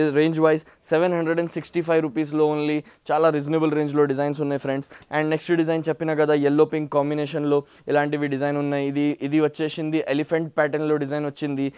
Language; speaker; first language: Telugu; non-native, local second language; Hindi